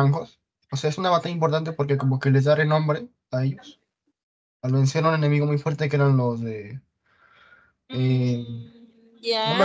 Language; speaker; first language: Spanish; native; Spanish